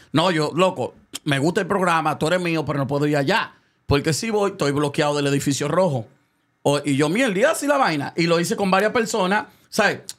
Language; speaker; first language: Spanish; native; Spanish